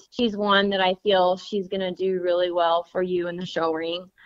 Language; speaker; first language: English; native; English